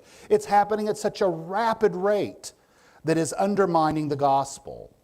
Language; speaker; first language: English; native; English